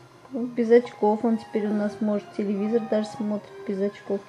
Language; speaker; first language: Russian; native; Russian